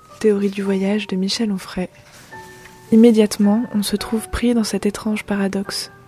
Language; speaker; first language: French; native; French